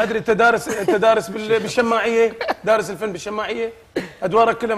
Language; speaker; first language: Arabic; native; Arabic